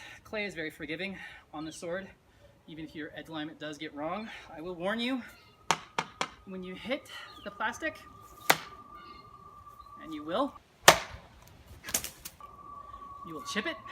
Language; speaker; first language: English; native; English